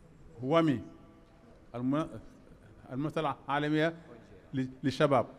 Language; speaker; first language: Arabic; non-native, fluent; Wolof